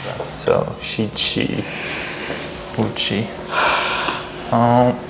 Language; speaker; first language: Chinese; non-native, learner; English